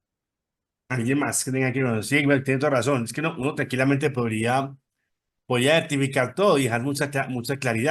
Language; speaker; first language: Spanish; native; Spanish